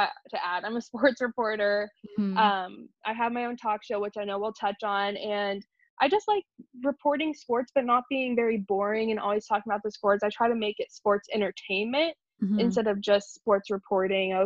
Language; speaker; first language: English; native; English